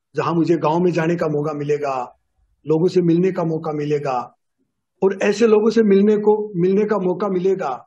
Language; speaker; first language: Hindi; native; Hindi